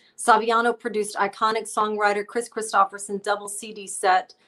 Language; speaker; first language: English; native; English